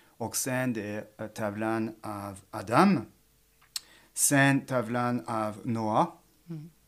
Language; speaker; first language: Swedish; non-native, fluent; French